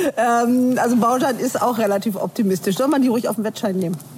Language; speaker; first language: German; native; German